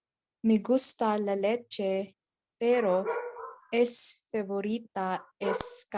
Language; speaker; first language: Spanish; non-native, learner; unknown